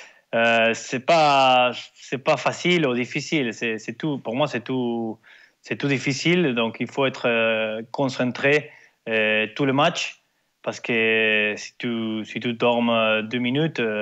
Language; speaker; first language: French; non-native, learner; Spanish